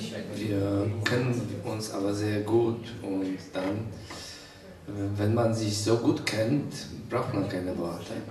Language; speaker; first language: German; non-native, fluent; Polish